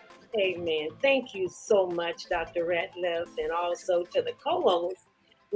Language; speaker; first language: English; native; English